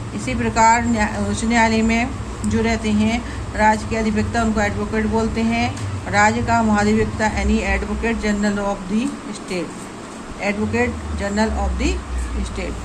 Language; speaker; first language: Hindi; native; Hindi